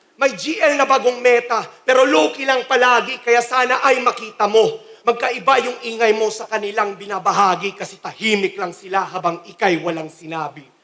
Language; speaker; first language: Filipino; non-native, local second language; Cebuano